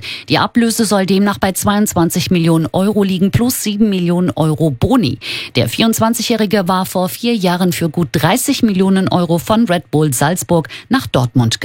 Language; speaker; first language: German; native; German